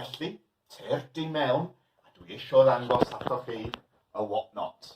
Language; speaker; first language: Welsh; non-native, local second language; English